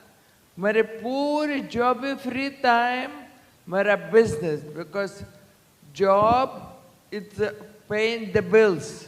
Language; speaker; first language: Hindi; non-native, learner; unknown